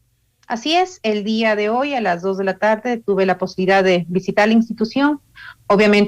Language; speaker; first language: Spanish; native; Spanish